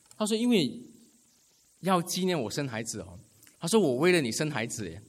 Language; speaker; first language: Chinese; native; Chinese